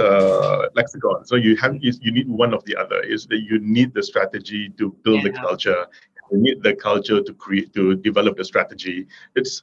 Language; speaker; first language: English; non-native, local second language; Tamil